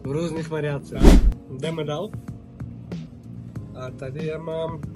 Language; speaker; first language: Czech; non-native, fluent; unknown